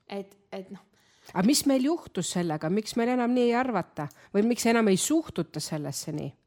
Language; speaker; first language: Estonian; non-native, local second language; Russian